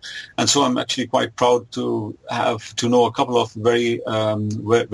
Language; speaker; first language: English; non-native, local second language; German